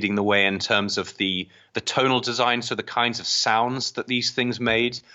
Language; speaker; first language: English; native; English